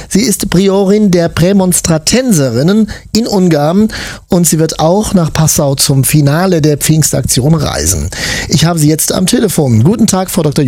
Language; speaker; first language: German; native; German